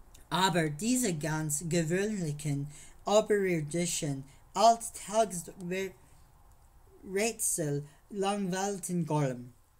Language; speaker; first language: German; non-native, learner; English